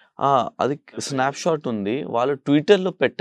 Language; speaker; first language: Telugu; non-native, local second language; Urdu